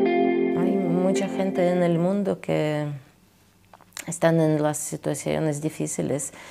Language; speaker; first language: Spanish; non-native, fluent; Ukrainian